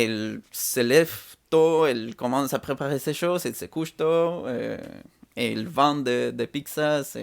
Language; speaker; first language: French; non-native, fluent; Spanish